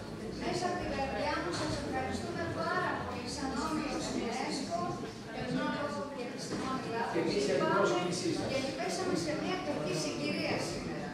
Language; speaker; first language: Greek; native; Greek